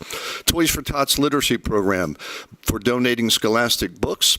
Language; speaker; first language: English; native; English